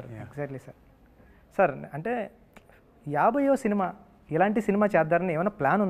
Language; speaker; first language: Telugu; native; Telugu